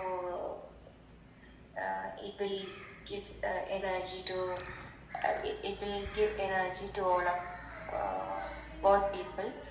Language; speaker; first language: English; non-native, learner; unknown